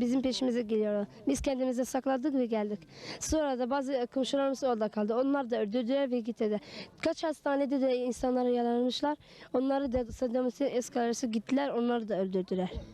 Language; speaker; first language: Turkish; non-native, learner; Kurdish